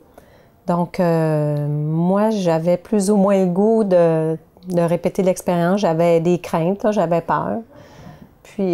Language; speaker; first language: French; native; French